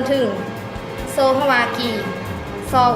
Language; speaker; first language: Korean; non-native, learner; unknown